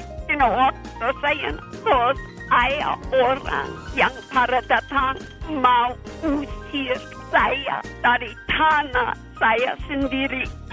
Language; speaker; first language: Indonesian; non-native, fluent; English